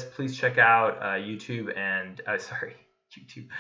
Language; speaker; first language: English; native; English